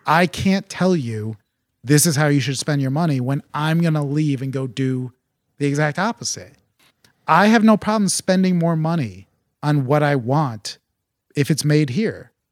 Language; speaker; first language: English; native; English